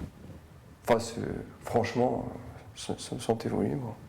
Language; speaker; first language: French; native; French